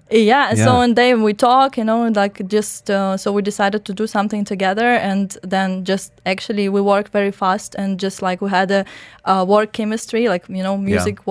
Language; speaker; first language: English; non-native, fluent; Russian